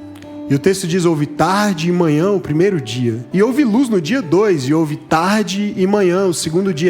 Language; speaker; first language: Portuguese; native; Portuguese